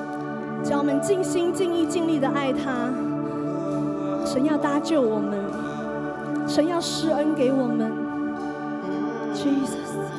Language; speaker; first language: Chinese; native; Chinese